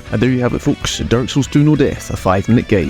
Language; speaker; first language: English; native; English